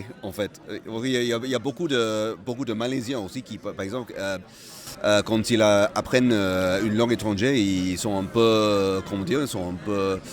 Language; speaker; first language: French; non-native, fluent; Malay